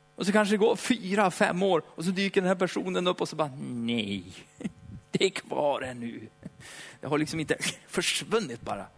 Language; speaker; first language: Swedish; native; Swedish